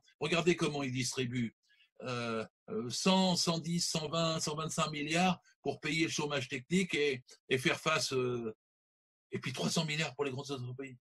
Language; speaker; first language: French; native; French